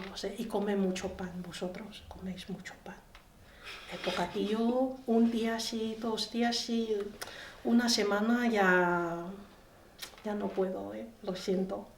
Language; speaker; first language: Spanish; non-native, learner; Chinese